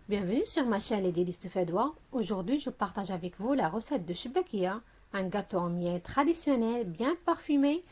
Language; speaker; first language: French; non-native, local second language; Arabic